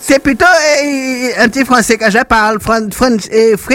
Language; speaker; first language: French; non-native, local second language; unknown